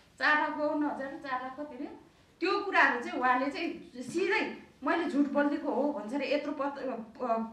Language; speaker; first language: Nepali; non-native, local second language; Eastern Tamang